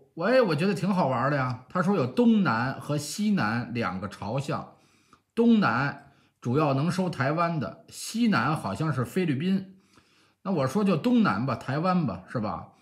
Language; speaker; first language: Chinese; native; Chinese